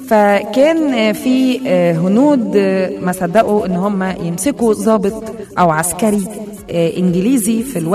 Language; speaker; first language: Arabic; native; Arabic